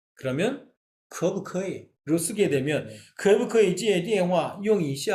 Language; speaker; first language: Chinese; non-native, fluent; Korean